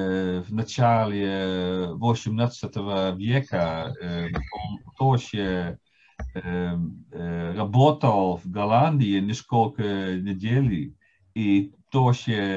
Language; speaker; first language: Russian; non-native, fluent; Dutch